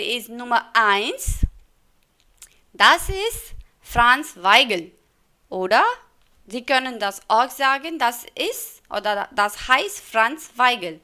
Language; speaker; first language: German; non-native, fluent; Hindi